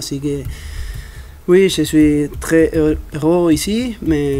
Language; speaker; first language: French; non-native, learner; Spanish